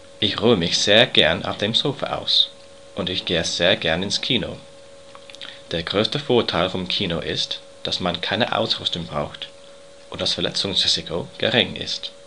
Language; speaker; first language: German; non-native, learner; English